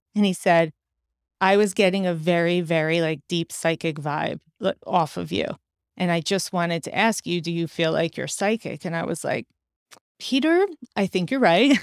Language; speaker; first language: English; native; English